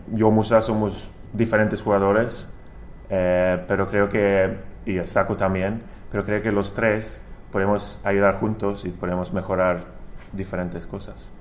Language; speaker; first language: Spanish; non-native, fluent; Swedish